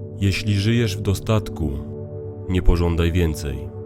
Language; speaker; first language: Polish; native; Polish